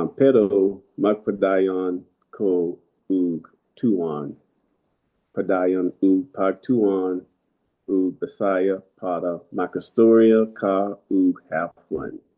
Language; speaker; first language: Cebuano; non-native, learner; English